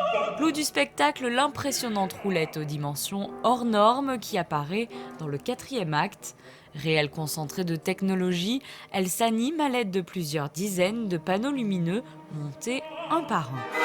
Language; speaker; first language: French; native; French